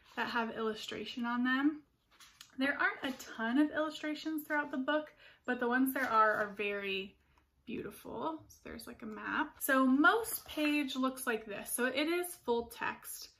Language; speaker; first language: English; native; English